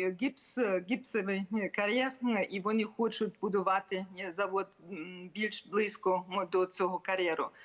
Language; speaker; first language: Ukrainian; non-native, fluent; German